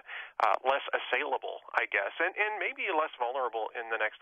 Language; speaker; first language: English; native; English